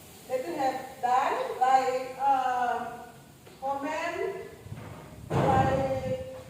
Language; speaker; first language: English; non-native, learner; Indonesian